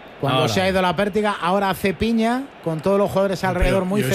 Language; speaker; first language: Spanish; native; Spanish